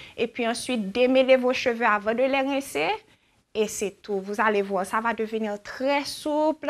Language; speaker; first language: French; native; French